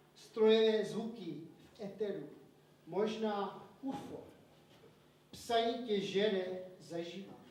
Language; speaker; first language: Czech; early bilingual, heritage; Czech